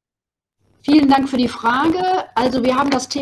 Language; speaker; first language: German; non-native, fluent; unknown